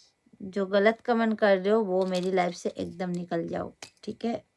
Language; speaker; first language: Hindi; non-native, local second language; Bangla